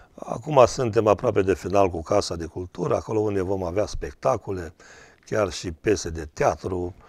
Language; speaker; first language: Romanian; native; Romanian